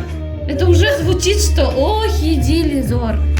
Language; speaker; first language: Russian; native; Russian